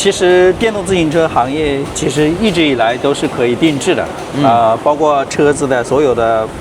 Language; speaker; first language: Chinese; native; Chinese